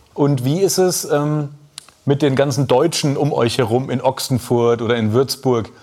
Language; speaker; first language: German; native; German